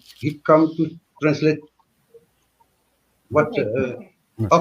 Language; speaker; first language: English; non-native, learner; French